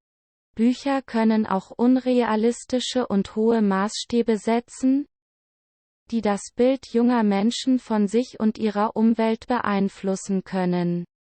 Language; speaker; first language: German; non-native, learner; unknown